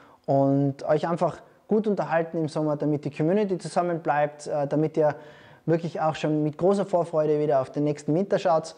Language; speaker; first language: German; native; German